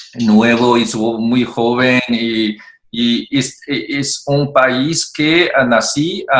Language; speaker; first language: Spanish; non-native, learner; Chinese